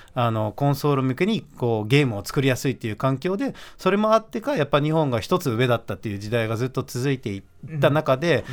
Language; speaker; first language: Japanese; non-native, fluent; Dutch